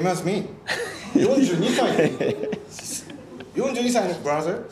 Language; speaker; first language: English; non-native, learner; Japanese